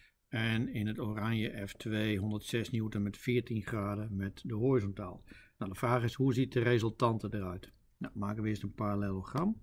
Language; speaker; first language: Dutch; native; Dutch